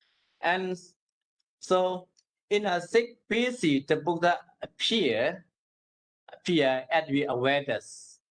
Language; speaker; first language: English; non-native, learner; Burmese